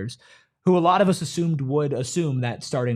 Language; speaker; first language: English; native; English